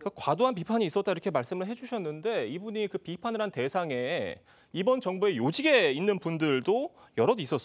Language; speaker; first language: Korean; native; Korean